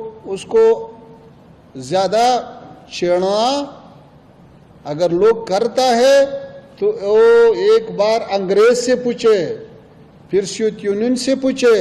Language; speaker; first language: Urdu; non-native, fluent; Pashto